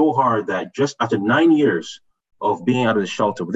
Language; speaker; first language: English; early bilingual, other home language; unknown